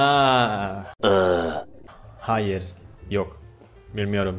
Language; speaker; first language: Turkish; non-native, learner; Indonesian